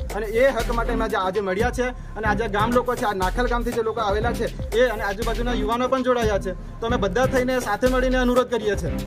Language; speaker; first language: Gujarati; non-native, local second language; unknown